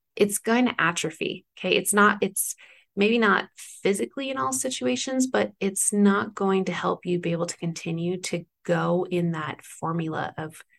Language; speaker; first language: English; native; English